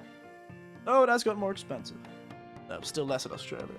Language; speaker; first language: English; native; English